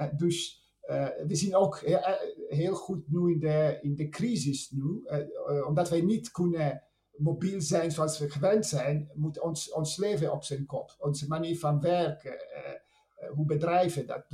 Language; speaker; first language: Dutch; non-native, fluent; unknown